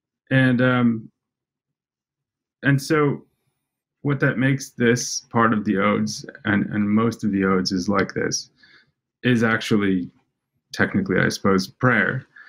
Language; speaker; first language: English; native; English